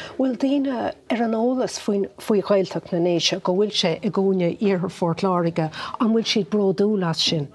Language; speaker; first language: Irish; non-native, local second language; English